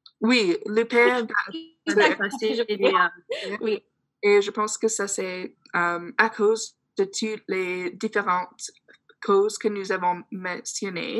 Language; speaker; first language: French; non-native, fluent; English